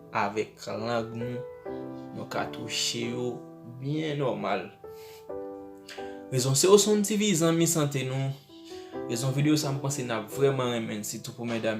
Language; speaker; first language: French; non-native, learner; Haitian Creole